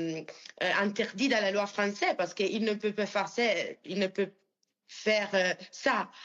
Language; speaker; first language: French; non-native, learner; Italian